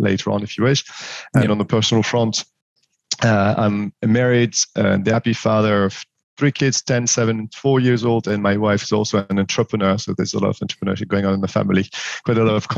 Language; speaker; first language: English; non-native, fluent; French